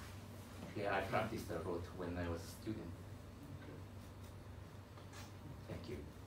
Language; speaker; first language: English; non-native, learner; Japanese